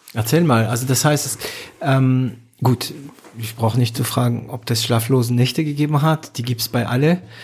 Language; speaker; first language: German; non-native, fluent; French